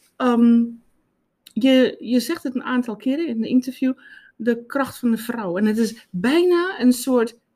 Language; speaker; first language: Dutch; non-native, fluent; Afrikaans